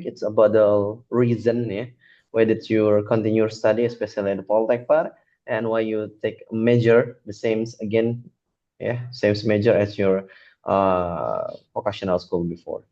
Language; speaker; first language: English; non-native, fluent; Indonesian